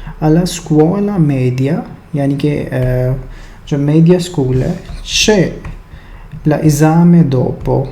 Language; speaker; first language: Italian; non-native, fluent; Urdu